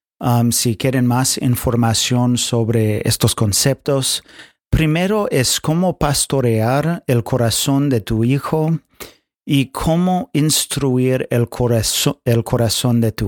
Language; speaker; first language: Spanish; non-native, fluent; English